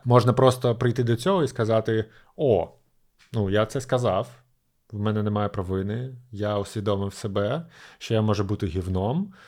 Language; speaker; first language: Ukrainian; native; Ukrainian